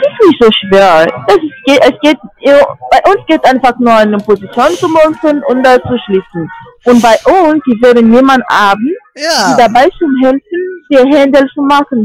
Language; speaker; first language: German; non-native, learner; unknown